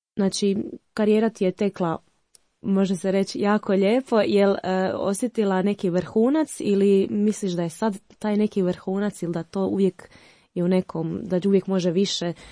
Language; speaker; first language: Croatian; native; Croatian